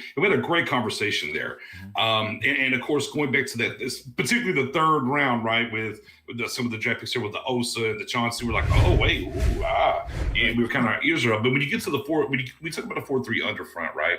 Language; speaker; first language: English; native; English